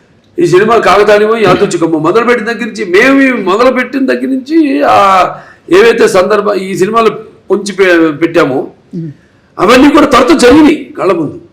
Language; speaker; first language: Telugu; native; Telugu